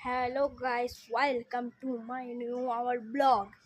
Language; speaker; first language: Hindi; non-native, local second language; Bangla